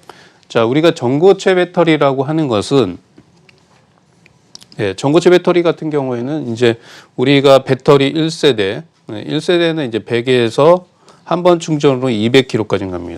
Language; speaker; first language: Korean; native; Korean